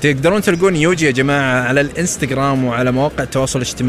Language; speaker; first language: Arabic; native; Arabic